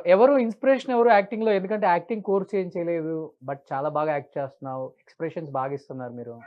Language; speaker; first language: Telugu; native; Telugu